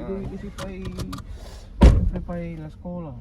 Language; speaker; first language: Italian; non-native, learner; Filipino